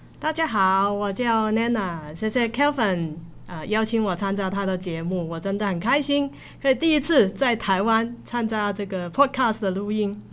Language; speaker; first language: Chinese; non-native, local second language; Cantonese